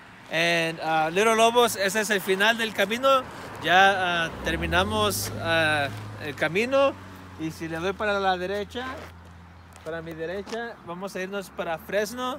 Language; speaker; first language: Spanish; early bilingual, heritage; Spanish